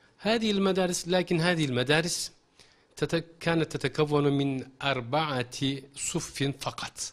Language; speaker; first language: Arabic; non-native, fluent; Turkish